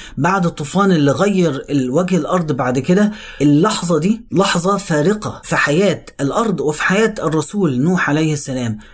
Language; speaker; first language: Arabic; native; Arabic